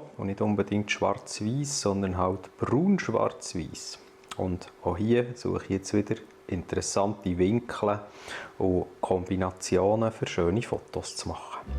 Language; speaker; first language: German; native; German